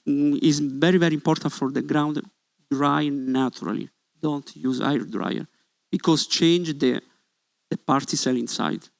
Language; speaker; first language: English; non-native, learner; Italian